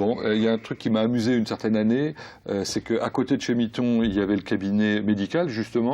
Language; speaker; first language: French; native; French